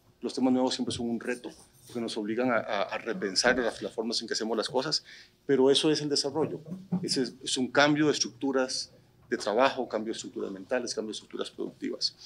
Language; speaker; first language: Spanish; native; Spanish